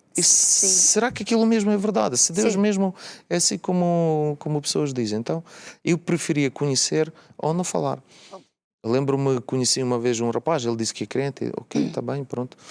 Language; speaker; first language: Portuguese; non-native, fluent; Russian